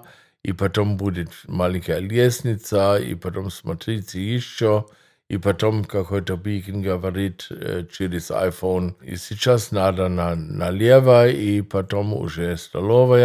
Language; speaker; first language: Russian; non-native, fluent; German